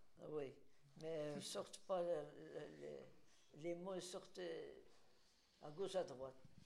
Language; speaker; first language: French; non-native, learner; Spanish